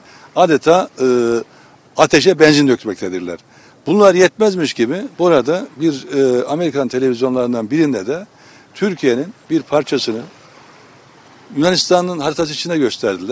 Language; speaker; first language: Turkish; native; Turkish